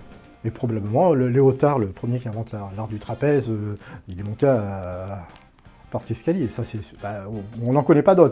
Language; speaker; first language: French; native; French